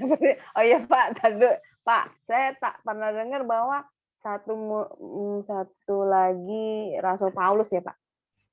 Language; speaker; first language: Indonesian; native; Indonesian